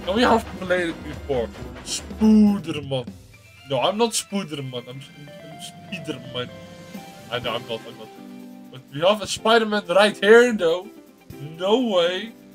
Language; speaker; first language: English; non-native, fluent; Dutch